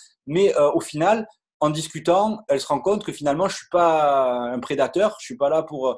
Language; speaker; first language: French; native; French